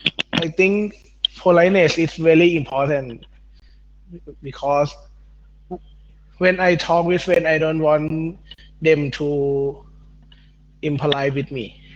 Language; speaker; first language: English; non-native, learner; Thai